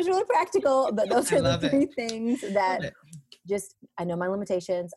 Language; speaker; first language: English; native; English